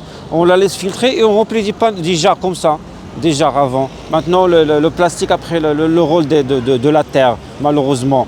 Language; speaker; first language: French; non-native, local second language; Arabic